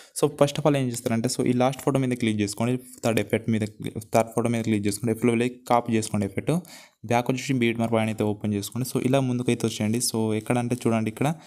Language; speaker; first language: Telugu; non-native, local second language; Gondi